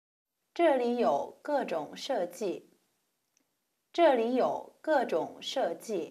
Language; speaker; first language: Chinese; non-native, learner; Korean